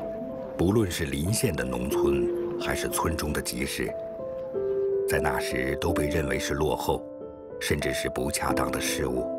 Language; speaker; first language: Chinese; native; Chinese